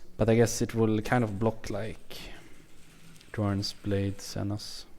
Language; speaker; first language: English; non-native, fluent; Swedish